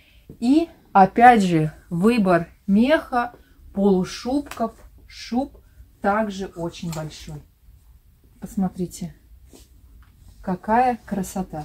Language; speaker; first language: Russian; native; Russian